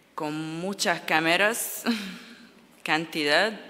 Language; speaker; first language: Spanish; non-native, learner; Arabic